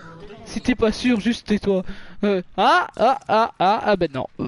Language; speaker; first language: French; native; French